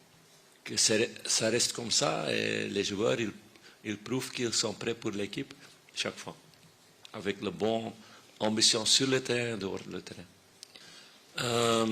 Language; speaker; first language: French; non-native, fluent; Dutch